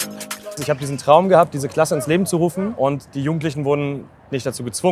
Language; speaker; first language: German; native; German